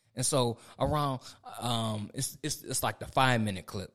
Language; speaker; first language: English; native; English